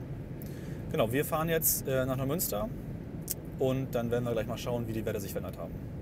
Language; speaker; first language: German; native; German